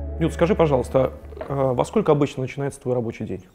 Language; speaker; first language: Russian; native; Russian